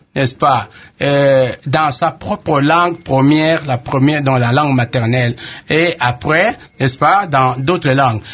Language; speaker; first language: French; non-native, local second language; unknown